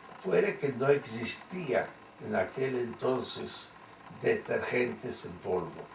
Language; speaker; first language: Spanish; non-native, fluent; Yiddish